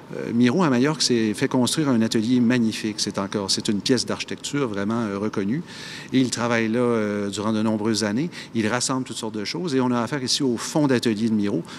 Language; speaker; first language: French; native; French